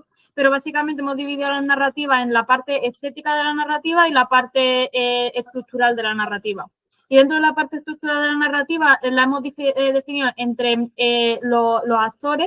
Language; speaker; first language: Spanish; native; Spanish